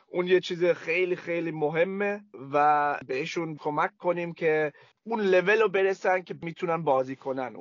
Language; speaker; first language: Persian; early bilingual, heritage; Persian